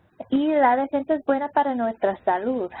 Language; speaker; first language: Spanish; non-native, local second language; English